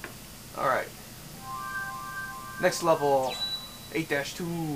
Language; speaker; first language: English; native; English